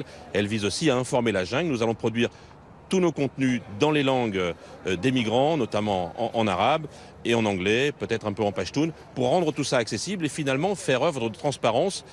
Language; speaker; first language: French; native; French